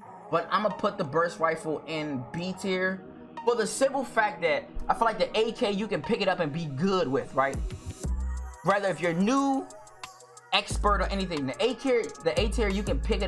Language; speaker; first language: English; native; English